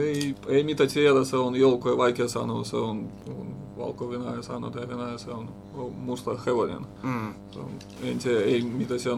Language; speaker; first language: Finnish; non-native, learner; Russian